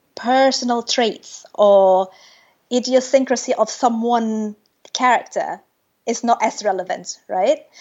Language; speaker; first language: English; non-native, fluent; Indonesian